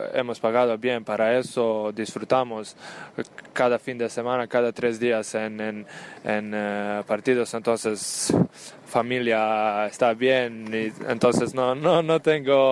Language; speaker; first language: Spanish; non-native, learner; Serbian